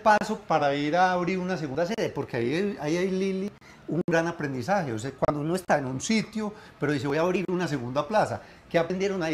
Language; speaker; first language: Spanish; native; Spanish